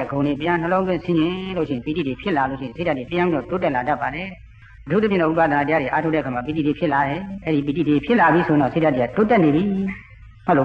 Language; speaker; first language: Burmese; native; Burmese